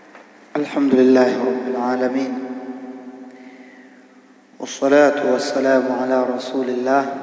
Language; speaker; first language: Arabic; non-native, fluent; Swahili